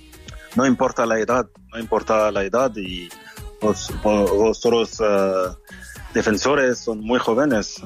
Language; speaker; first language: Spanish; non-native, fluent; French